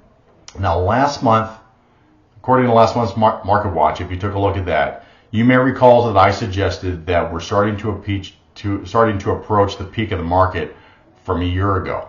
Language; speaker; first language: English; native; English